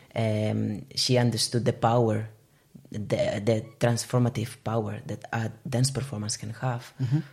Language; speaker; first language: English; non-native, fluent; Spanish